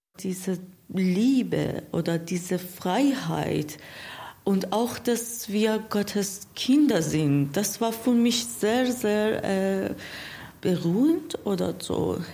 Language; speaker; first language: German; non-native, learner; Persian